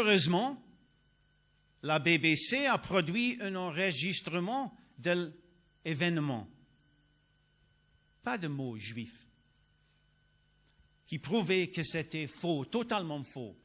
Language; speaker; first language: French; non-native, learner; English